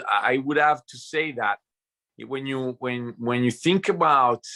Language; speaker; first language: English; non-native, fluent; Italian